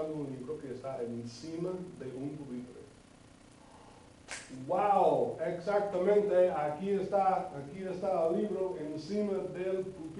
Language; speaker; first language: Spanish; non-native, fluent; English